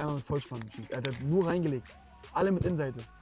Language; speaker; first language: German; native; German